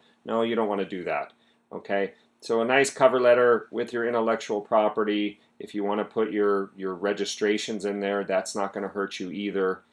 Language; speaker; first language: English; native; English